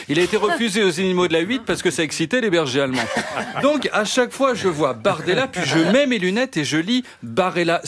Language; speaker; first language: French; native; French